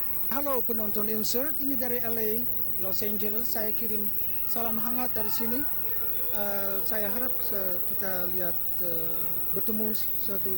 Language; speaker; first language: Indonesian; early bilingual, heritage; Indonesian